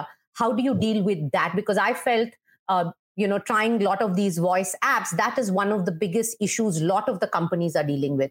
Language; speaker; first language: English; non-native, local second language; Hindi